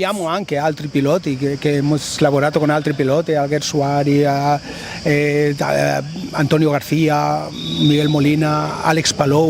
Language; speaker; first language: Italian; non-native, learner; Spanish